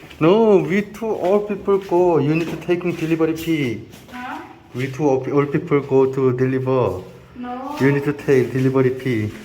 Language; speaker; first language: English; non-native, learner; Korean